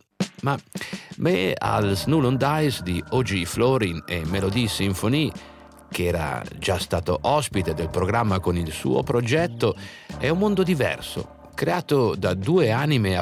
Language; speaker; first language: Italian; native; Italian